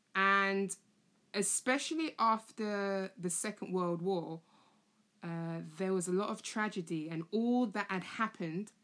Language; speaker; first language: English; native; English